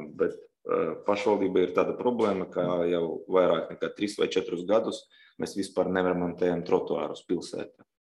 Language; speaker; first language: Latvian; non-native, local second language; Russian